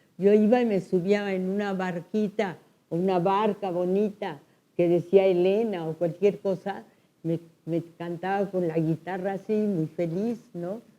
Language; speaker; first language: Spanish; early bilingual, other home language; French